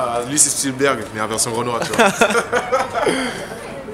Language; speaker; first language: French; native; French